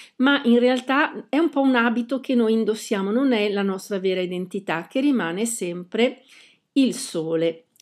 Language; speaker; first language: Italian; native; Italian